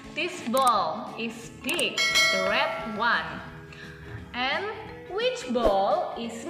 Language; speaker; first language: English; non-native, local second language; Indonesian